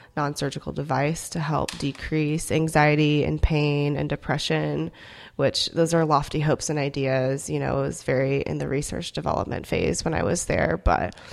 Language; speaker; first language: English; early bilingual, other home language; Korean